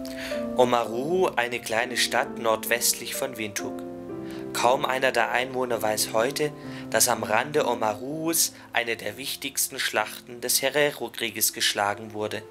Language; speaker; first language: German; native; German